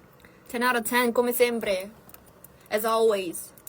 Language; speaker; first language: English; non-native, fluent; Italian